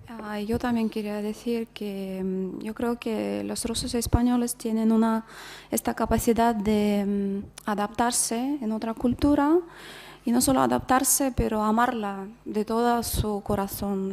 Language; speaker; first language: Spanish; non-native, fluent; Russian